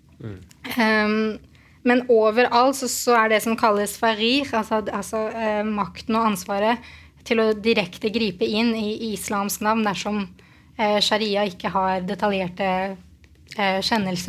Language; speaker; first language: Norwegian; early bilingual, other home language; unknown